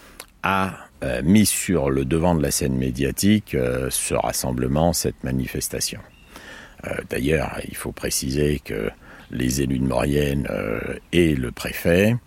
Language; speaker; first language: French; native; French